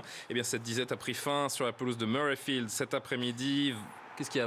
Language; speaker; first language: French; native; French